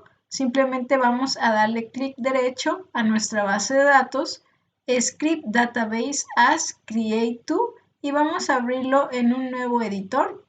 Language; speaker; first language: Spanish; native; Spanish